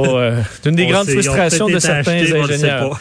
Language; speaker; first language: French; native; French